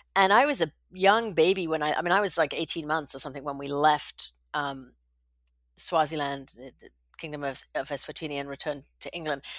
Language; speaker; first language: English; native; English